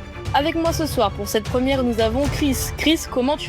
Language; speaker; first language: French; native; French